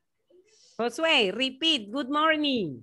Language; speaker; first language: English; non-native, learner; Spanish